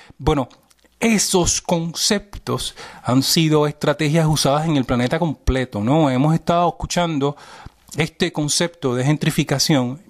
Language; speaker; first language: Spanish; early bilingual, heritage; Spanish